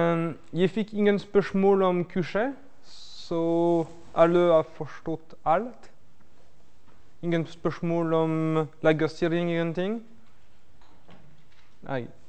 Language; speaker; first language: Norwegian; non-native, fluent; French